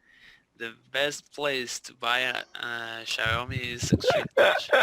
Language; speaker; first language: English; non-native, learner; Spanish